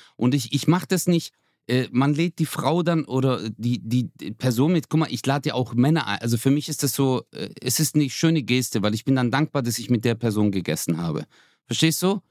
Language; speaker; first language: German; early bilingual, other home language; Turkish